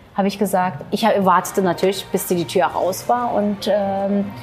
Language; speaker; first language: German; non-native, fluent; Turkish